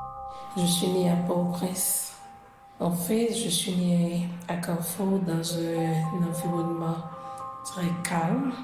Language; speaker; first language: French; non-native, local second language; Haitian Creole